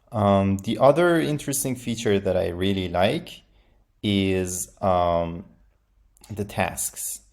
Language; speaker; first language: English; non-native, fluent; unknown